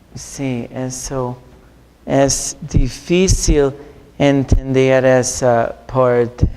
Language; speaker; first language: Spanish; non-native, fluent; English